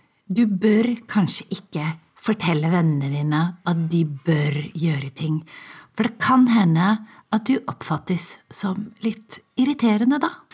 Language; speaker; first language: Norwegian; native; Norwegian